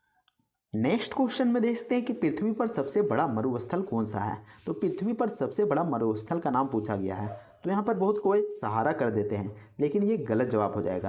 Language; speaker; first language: Hindi; native; Hindi